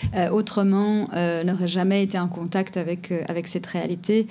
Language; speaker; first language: French; non-native, fluent; Portuguese